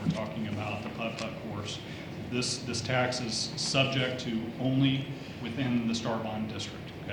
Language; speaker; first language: English; native; English